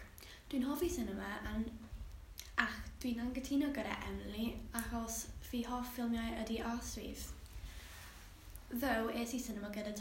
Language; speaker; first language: Welsh; non-native, learner; English